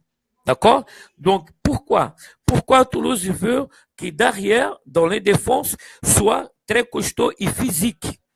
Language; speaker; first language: French; non-native, fluent; Portuguese